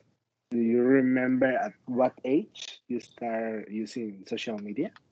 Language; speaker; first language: English; non-native, learner; Spanish